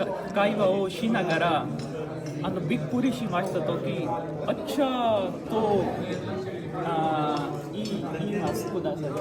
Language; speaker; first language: Japanese; non-native, learner; Urdu